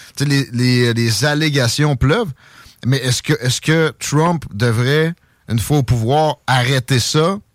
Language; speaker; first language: French; native; French